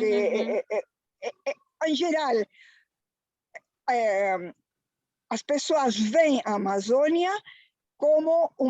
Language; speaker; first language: Portuguese; non-native, fluent; Spanish